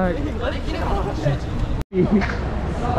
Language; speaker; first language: Japanese; non-native, learner; Filipino